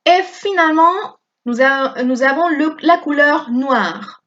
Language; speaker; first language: French; non-native, fluent; Spanish